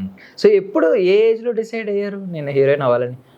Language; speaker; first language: Telugu; native; Telugu